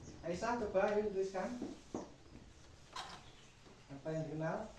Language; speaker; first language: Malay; non-native, local second language; Javanese